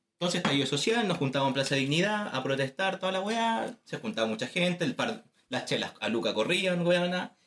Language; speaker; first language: Spanish; native; Spanish